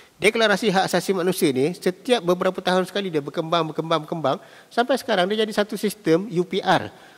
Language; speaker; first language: Malay; native; Malay